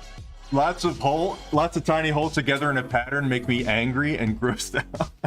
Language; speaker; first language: English; native; English